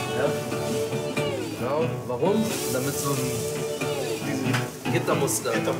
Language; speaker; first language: German; native; German